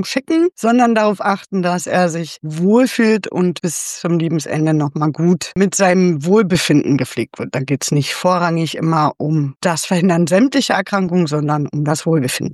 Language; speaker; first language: German; native; German